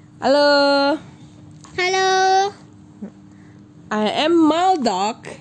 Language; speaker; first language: English; non-native, local second language; Indonesian